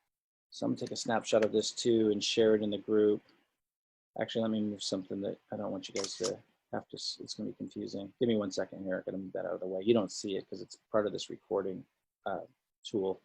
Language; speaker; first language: English; native; English